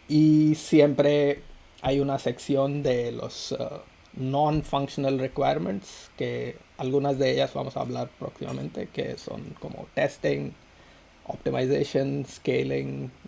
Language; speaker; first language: Spanish; non-native, fluent; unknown